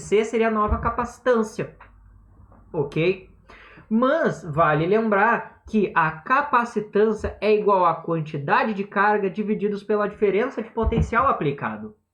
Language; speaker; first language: Portuguese; native; Portuguese